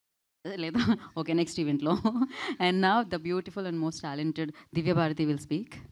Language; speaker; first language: Telugu; native; Telugu